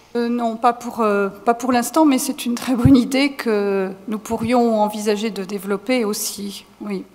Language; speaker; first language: French; native; French